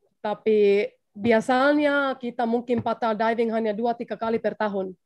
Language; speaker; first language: Indonesian; non-native, learner; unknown